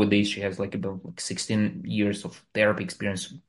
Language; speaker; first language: English; non-native, fluent; Russian